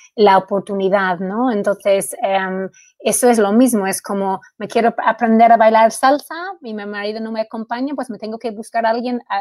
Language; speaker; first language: Spanish; non-native, fluent; English